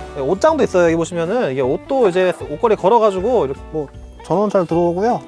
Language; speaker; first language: Korean; native; Korean